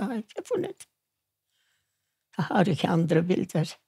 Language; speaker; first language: Norwegian; non-native, fluent; Yiddish